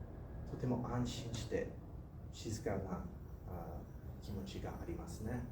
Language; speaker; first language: Japanese; non-native, learner; English